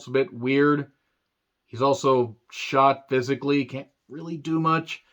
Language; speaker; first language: English; native; English